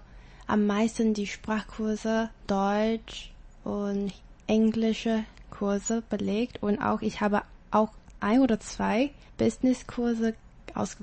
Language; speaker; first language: German; non-native, learner; Chinese